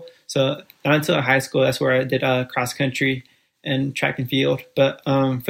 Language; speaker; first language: English; early bilingual, other home language; Spanish